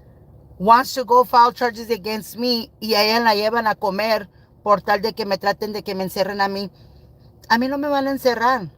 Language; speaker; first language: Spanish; early bilingual, heritage; Spanish